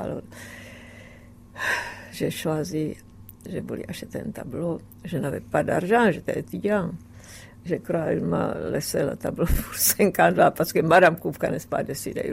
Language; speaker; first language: French; non-native, fluent; Czech